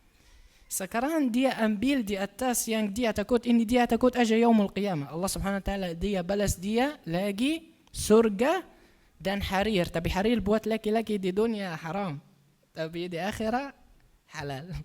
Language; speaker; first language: Indonesian; non-native, learner; Arabic